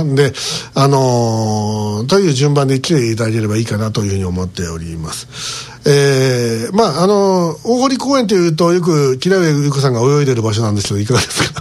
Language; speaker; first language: Japanese; native; Japanese